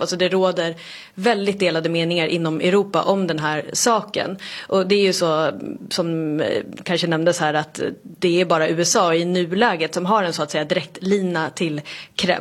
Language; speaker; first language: Swedish; native; Swedish